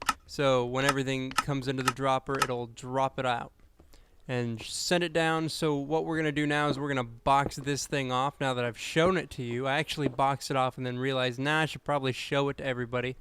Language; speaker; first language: English; native; English